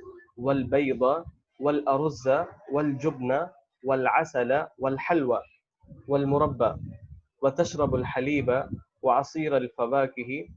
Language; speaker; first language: Arabic; non-native, fluent; Urdu